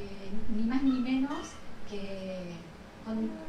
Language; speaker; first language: Spanish; native; Spanish